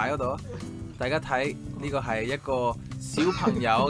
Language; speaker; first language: Cantonese; non-native, fluent; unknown